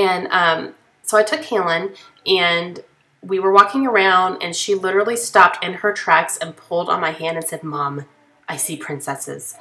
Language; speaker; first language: English; native; English